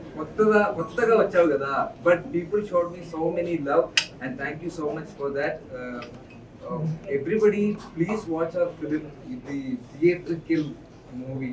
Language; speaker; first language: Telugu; non-native, learner; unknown